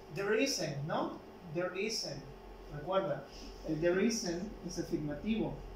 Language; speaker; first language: English; non-native, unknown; Spanish